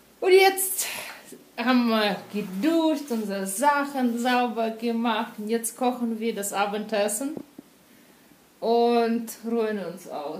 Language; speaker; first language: German; non-native, fluent; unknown